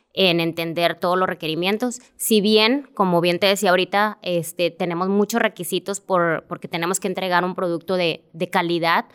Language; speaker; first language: Spanish; native; Spanish